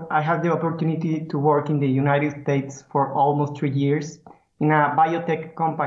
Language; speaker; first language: English; non-native, fluent; Spanish